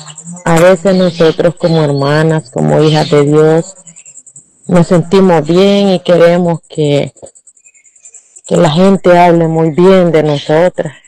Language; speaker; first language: Spanish; native; Spanish